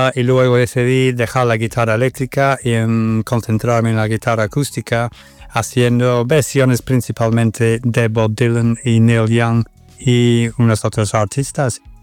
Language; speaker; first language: Spanish; non-native, fluent; English